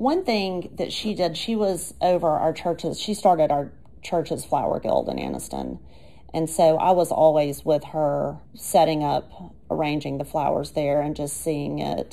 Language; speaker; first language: English; native; English